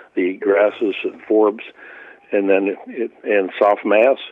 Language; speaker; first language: English; native; English